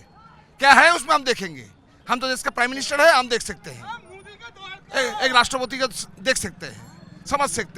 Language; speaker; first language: Hindi; non-native, local second language; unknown